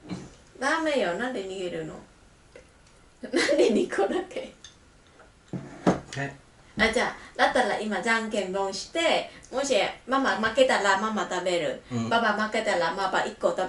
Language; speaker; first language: Japanese; non-native, learner; Vietnamese